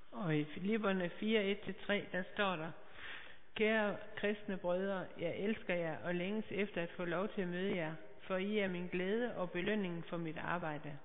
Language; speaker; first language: Danish; native; Danish